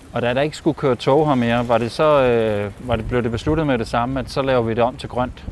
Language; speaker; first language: Danish; native; Danish